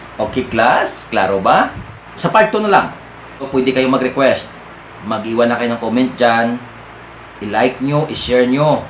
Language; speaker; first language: Filipino; non-native, local second language; Hiligaynon